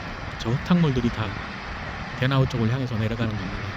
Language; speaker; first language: Korean; native; Korean